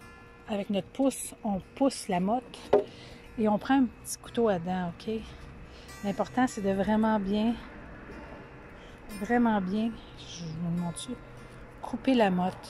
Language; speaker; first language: French; native; French